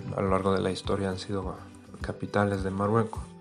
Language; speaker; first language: Spanish; non-native, fluent; Arabic